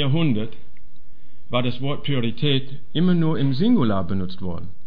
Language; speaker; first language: German; non-native, fluent; English